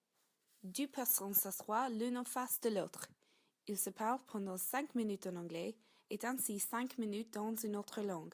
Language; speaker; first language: French; non-native, learner; English